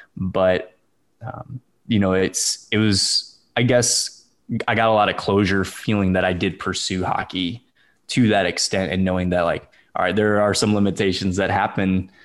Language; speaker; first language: English; native; English